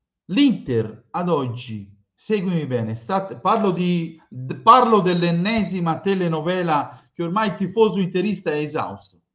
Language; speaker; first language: Italian; native; Italian